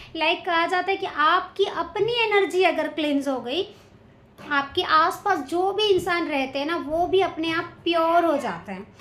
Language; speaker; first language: Hindi; native; Hindi